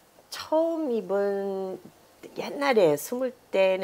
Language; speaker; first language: Korean; non-native, fluent; English